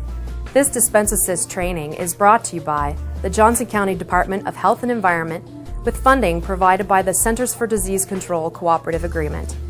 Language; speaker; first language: English; native; English